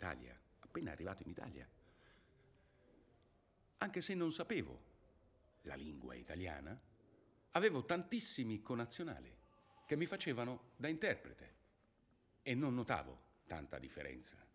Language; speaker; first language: Italian; non-native, fluent; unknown